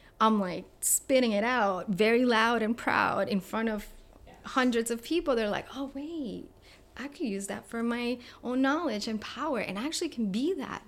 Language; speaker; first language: English; non-native, fluent; Spanish